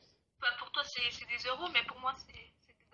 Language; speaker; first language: French; native; French